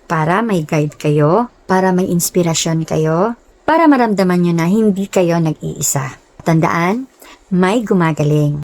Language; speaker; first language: Filipino; non-native, local second language; Cebuano